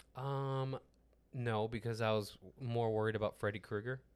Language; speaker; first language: English; non-native, fluent; Spanish